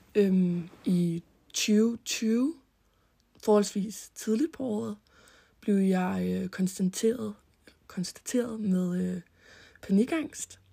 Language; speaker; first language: Danish; early bilingual, heritage; Danish